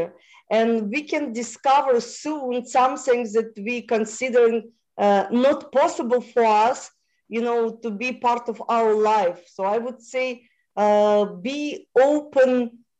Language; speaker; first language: English; non-native, fluent; Russian